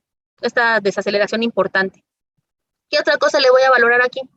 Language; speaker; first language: Spanish; native; Spanish